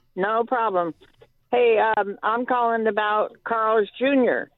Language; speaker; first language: English; native; English